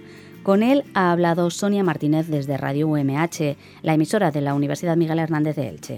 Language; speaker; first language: Spanish; native; Spanish